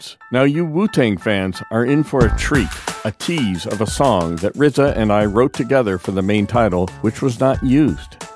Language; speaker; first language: English; native; English